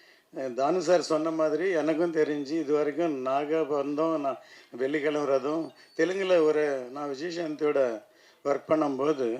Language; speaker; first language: Tamil; native; Tamil